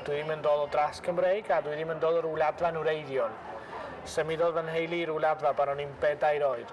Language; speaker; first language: Welsh; non-native, fluent; Spanish